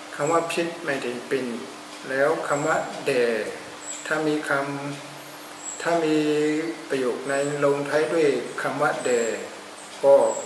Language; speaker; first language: Thai; non-native, fluent; Burmese